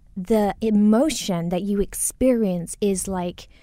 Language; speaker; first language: English; native; English